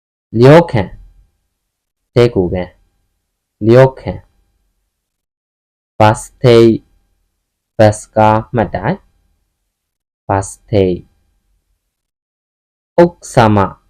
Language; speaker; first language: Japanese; non-native, fluent; Burmese